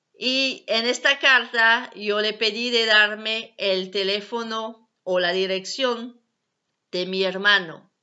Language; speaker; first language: Spanish; non-native, learner; French